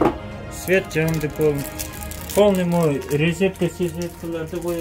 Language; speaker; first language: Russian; non-native, local second language; Kyrgyz